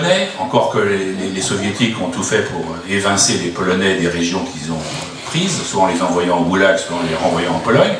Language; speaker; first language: French; native; French